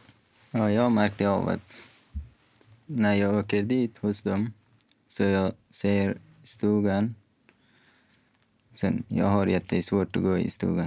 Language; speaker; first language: Swedish; non-native, fluent; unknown